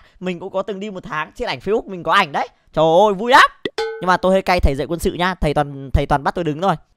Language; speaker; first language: Vietnamese; native; Vietnamese